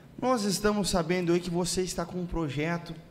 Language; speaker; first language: Portuguese; native; Portuguese